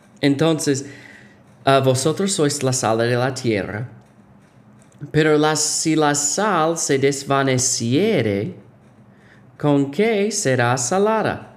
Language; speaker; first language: Spanish; non-native, fluent; English